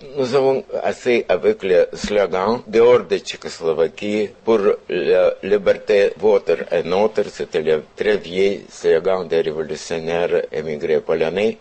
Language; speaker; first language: French; non-native, fluent; Russian